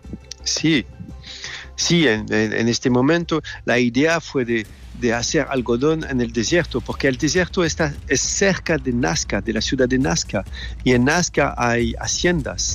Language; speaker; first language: Spanish; non-native, learner; French